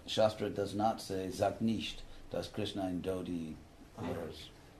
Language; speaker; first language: German; non-native, learner; English